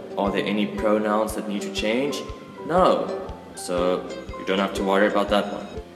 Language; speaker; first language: English; non-native, local second language; Afrikaans